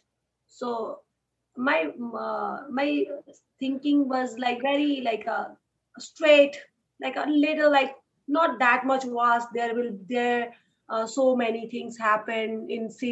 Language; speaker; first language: English; non-native, local second language; Hindi